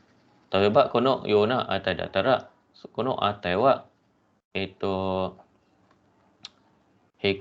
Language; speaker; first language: Japanese; non-native, fluent; Malay